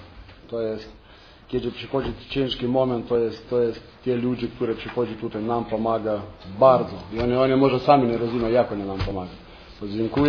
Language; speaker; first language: Polish; non-native, fluent; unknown